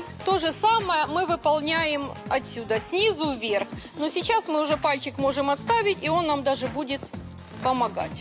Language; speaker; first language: Russian; native; Russian